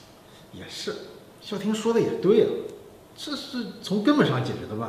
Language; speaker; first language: Chinese; native; Chinese